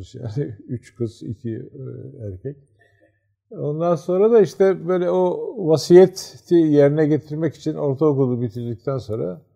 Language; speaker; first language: Turkish; native; Turkish